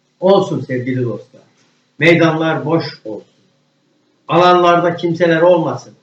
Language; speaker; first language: Turkish; native; Turkish